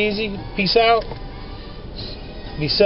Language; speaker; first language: English; native; English